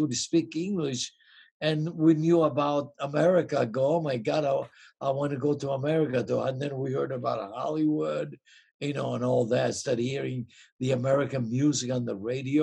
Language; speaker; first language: English; non-native, fluent; Italian